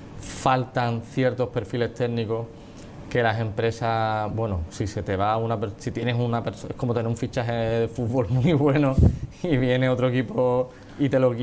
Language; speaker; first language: Spanish; native; Spanish